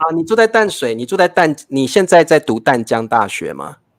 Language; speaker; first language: Chinese; native; Chinese